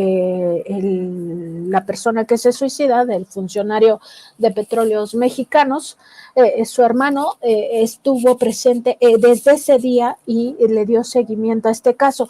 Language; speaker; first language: Spanish; native; Spanish